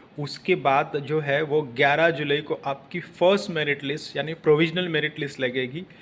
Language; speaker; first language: Hindi; non-native, local second language; Marathi